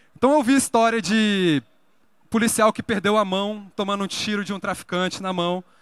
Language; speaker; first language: Portuguese; native; Portuguese